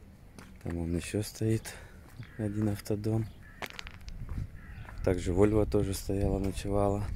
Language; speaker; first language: Russian; native; Russian